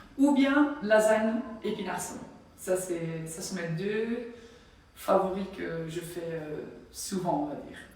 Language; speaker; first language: French; non-native, local second language; Dutch